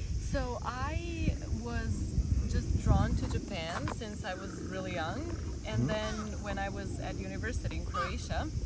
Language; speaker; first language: English; non-native, fluent; Croatian